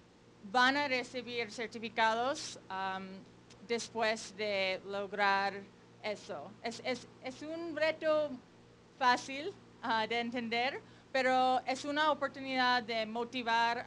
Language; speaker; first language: Spanish; non-native, fluent; English